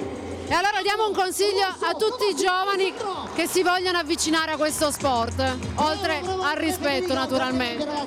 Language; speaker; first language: Italian; native; Italian